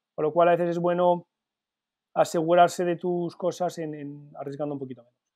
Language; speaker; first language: Spanish; early bilingual, heritage; Spanish